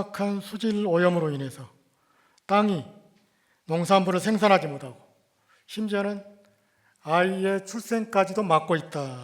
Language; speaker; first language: Korean; native; Korean